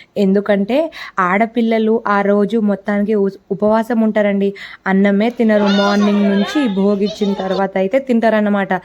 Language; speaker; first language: Telugu; non-native, local second language; Lambadi